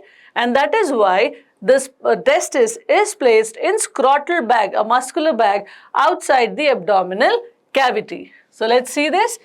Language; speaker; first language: English; non-native, local second language; Hindi